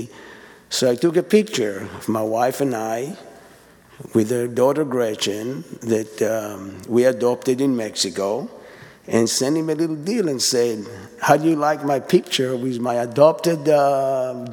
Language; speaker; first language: English; non-native, fluent; Hebrew